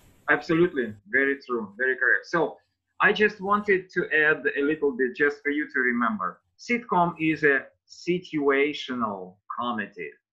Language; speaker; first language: English; non-native, fluent; Russian